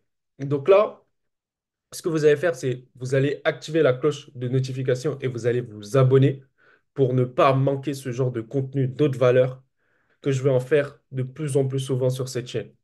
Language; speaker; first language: French; native; French